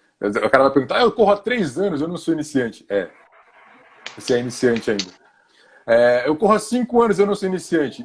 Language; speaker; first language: Portuguese; native; Portuguese